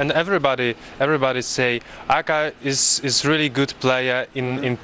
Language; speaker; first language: English; non-native, learner; Polish